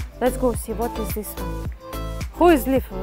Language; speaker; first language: English; non-native, learner; Russian